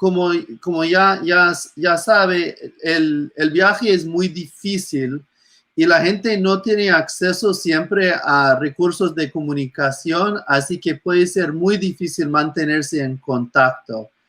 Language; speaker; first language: Spanish; non-native, fluent; English